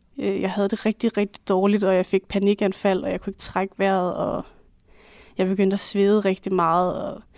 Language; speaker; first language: Danish; native; Danish